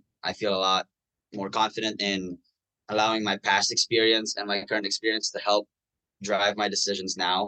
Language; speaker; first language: English; non-native, local second language; Filipino